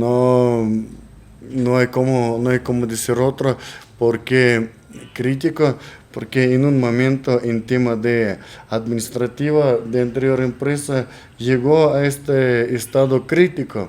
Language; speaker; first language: Spanish; non-native, learner; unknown